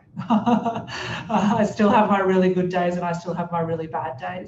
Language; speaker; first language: English; native; English